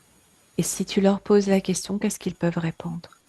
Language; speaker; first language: French; native; French